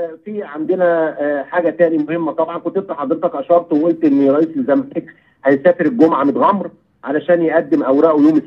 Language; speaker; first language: Arabic; native; Arabic